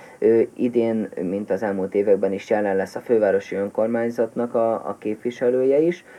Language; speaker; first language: Hungarian; native; Hungarian